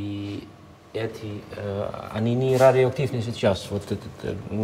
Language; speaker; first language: Russian; non-native, learner; Dutch